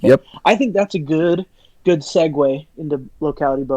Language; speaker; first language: English; native; English